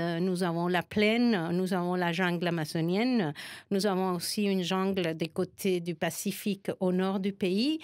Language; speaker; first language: French; non-native, fluent; Spanish